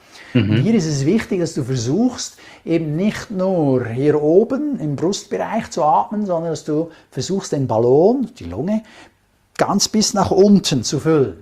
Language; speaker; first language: German; native; German